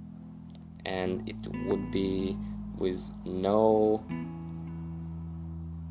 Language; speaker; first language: English; non-native, learner; Russian